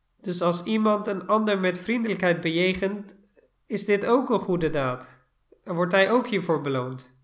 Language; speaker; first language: Dutch; non-native, fluent; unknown